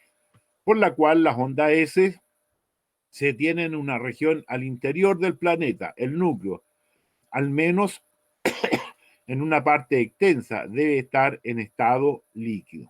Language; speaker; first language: Spanish; native; Spanish